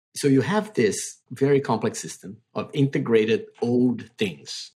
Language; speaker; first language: English; non-native, fluent; Portuguese